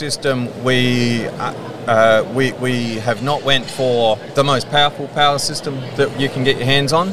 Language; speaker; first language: English; native; English